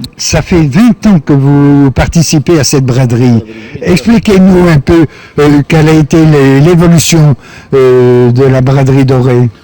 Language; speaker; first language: French; native; French